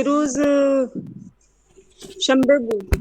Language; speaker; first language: Persian; non-native, learner; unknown